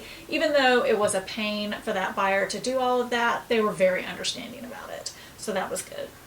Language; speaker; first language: English; native; English